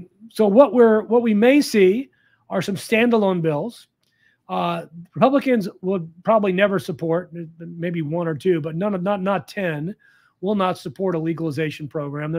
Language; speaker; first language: English; native; English